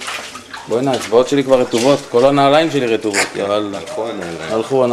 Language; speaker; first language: Hebrew; native; Hebrew